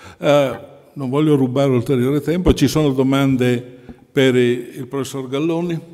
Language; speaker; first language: Italian; native; Italian